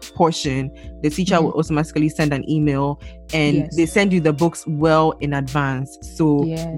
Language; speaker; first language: English; non-native, local second language; Akan